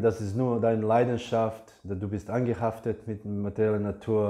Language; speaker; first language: German; non-native, fluent; English